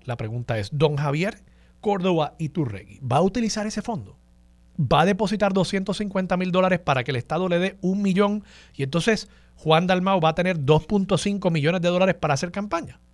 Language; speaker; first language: Spanish; native; Spanish